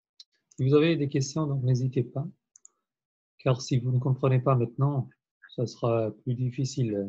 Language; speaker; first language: French; non-native, fluent; Albanian